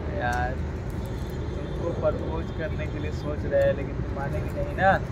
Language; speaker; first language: Hindi; native; Hindi